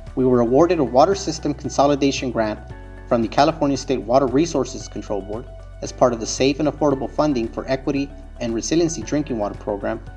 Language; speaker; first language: English; native; English